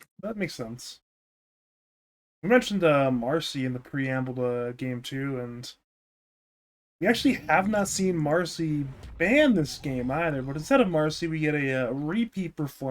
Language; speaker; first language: English; native; English